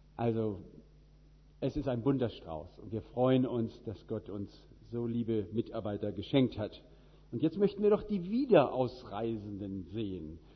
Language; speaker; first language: German; native; German